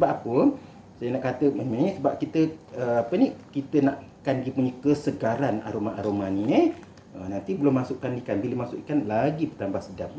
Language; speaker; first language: Malay; native; Malay